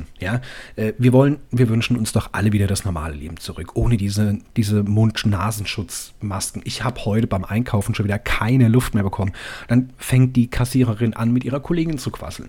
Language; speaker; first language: German; native; German